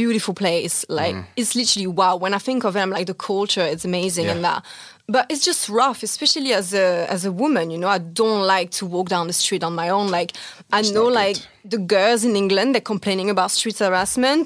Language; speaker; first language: English; non-native, fluent; French